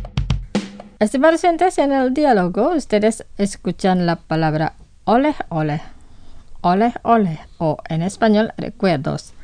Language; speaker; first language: Spanish; non-native, fluent; Indonesian